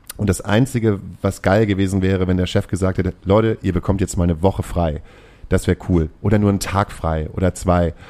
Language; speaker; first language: German; native; German